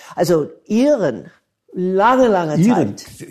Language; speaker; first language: German; non-native, fluent; English